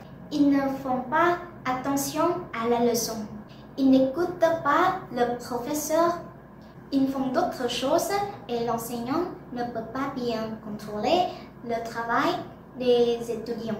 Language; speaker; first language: French; non-native, learner; Vietnamese